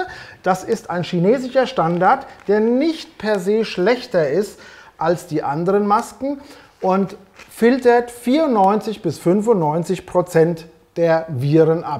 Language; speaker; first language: German; native; German